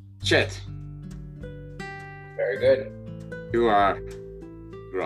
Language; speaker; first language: English; non-native, learner; Spanish